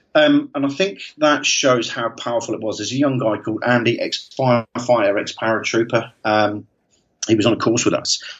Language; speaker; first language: English; native; English